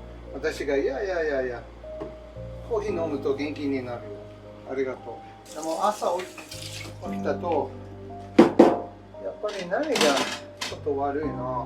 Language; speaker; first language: Japanese; non-native, learner; English